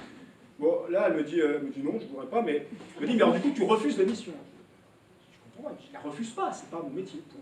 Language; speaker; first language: French; native; French